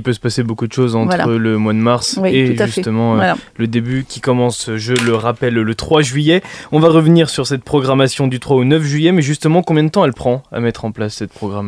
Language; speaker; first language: French; native; French